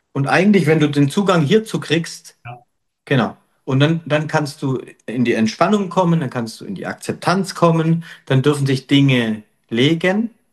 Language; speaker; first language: German; native; German